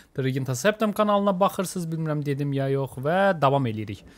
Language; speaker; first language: Turkish; non-native, fluent; Azerbaijani